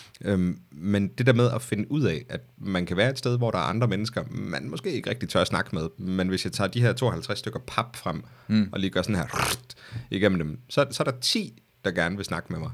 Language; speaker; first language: Danish; native; Danish